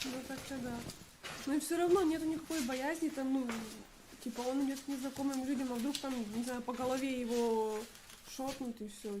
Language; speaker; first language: Russian; native; Russian